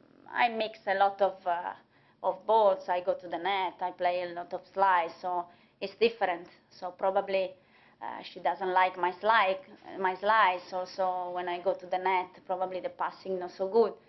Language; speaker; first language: English; non-native, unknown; Italian